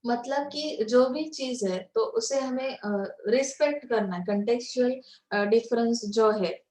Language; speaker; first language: Hindi; non-native, local second language; Marathi